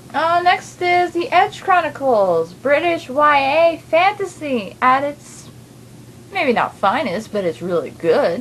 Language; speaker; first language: English; native; English